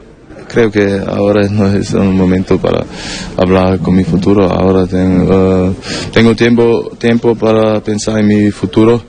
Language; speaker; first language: Spanish; non-native, learner; German